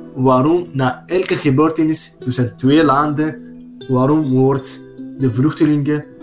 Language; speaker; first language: Dutch; non-native, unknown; Arabic